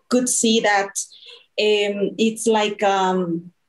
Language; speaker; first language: English; non-native, fluent; Spanish